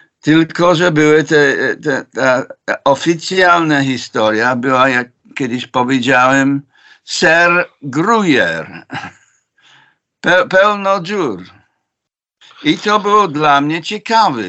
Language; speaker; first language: Polish; non-native, fluent; English